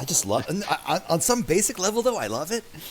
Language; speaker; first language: English; native; English